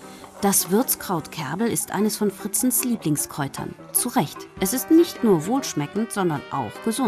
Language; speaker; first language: German; native; German